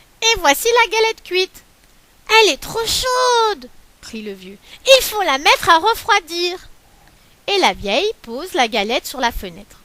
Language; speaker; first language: French; native; French